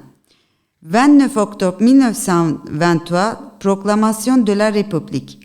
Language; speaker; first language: French; non-native, learner; Turkish